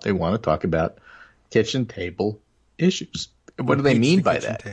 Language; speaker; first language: English; native; English